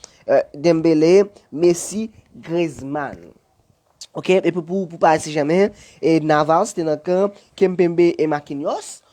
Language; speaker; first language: French; non-native, learner; Haitian Creole